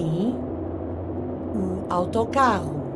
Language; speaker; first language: Portuguese; non-native, learner; English